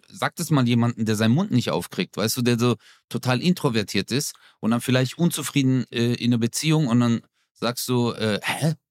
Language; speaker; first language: German; native; German